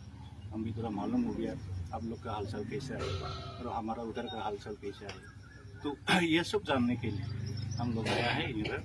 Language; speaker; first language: Hindi; non-native, local second language; Bodo